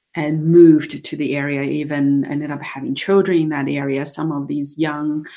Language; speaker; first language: English; non-native, fluent; Chinese